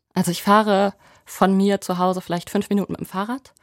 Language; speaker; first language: German; native; German